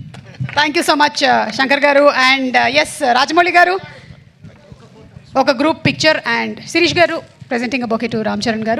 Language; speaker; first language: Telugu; native; Telugu